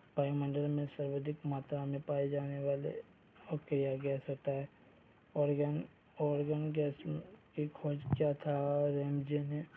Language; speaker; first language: Hindi; native; Hindi